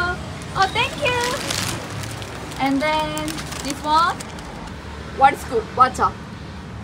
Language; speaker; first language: English; non-native, learner; Korean